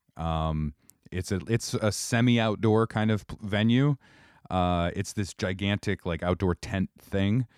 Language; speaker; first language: English; native; English